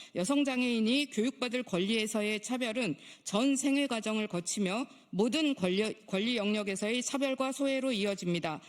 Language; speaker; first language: Korean; native; Korean